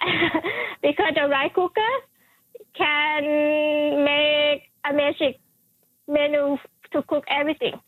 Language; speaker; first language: English; non-native, fluent; Thai